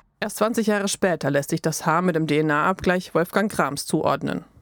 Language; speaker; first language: German; native; German